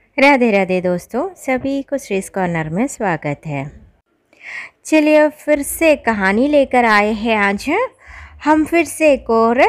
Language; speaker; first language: Hindi; non-native, local second language; Malayalam